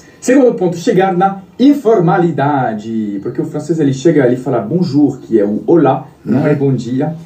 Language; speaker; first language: Portuguese; non-native, fluent; French